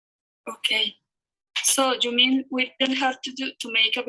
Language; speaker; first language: English; non-native, learner; Spanish